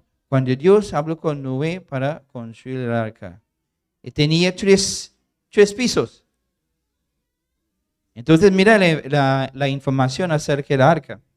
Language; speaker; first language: Spanish; non-native, fluent; English